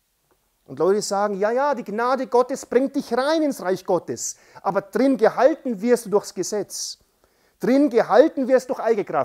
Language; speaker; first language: German; native; German